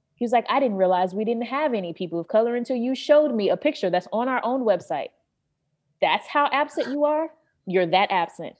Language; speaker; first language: English; native; English